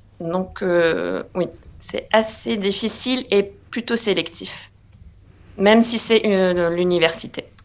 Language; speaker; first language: French; non-native, local second language; Arabic